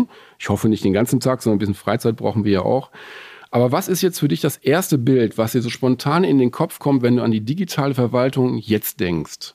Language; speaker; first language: German; native; German